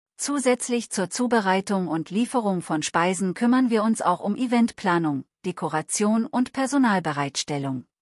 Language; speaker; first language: German; non-native, learner; Telugu